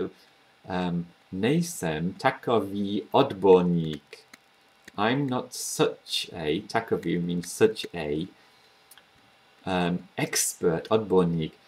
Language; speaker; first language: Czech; non-native, fluent; English